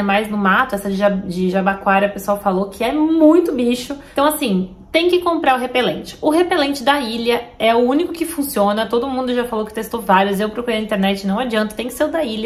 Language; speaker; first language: Portuguese; native; Portuguese